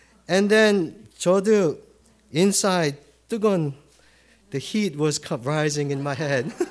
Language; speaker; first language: English; early bilingual, other home language; Korean